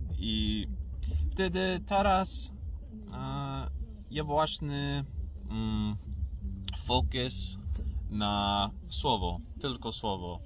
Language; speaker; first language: Polish; non-native, learner; English